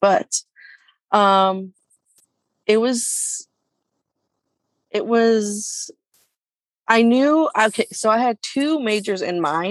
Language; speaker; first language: English; native; English